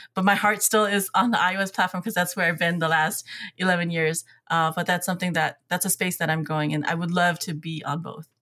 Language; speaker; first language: English; early bilingual, other home language; Hmong